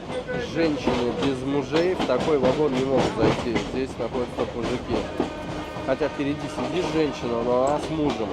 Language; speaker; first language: Russian; native; Russian